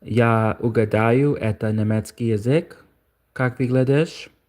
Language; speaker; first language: Russian; non-native, learner; English